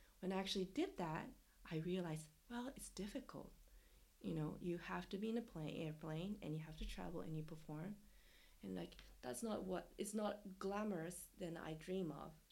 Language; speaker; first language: English; non-native, fluent; Japanese